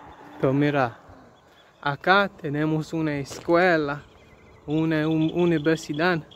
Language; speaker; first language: Spanish; non-native, learner; English